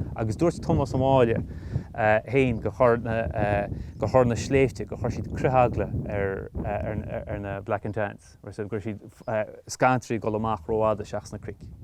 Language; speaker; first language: Irish; native; Irish